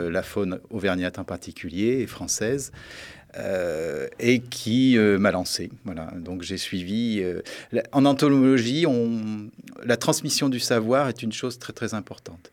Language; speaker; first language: French; native; French